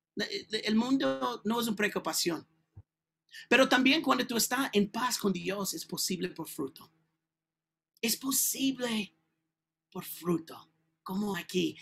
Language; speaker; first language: Spanish; non-native, learner; English